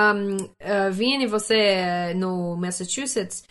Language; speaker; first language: Portuguese; non-native, learner; English